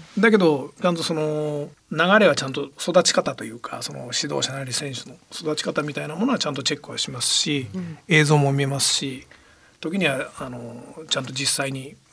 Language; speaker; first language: Japanese; native; Japanese